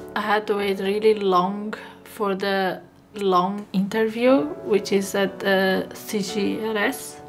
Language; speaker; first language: English; non-native, fluent; Arabic